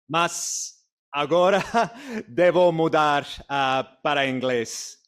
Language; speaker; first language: Portuguese; non-native, learner; English